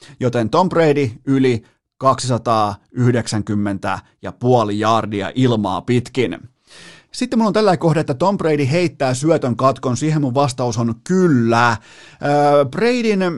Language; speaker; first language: Finnish; native; Finnish